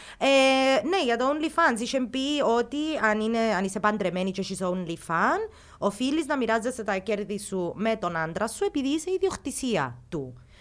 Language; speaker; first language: Greek; early bilingual, heritage; Greek